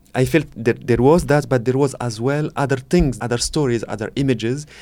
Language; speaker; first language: English; non-native, fluent; Arabic